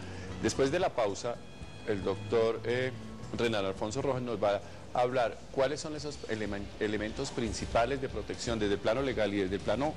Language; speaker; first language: Spanish; native; Spanish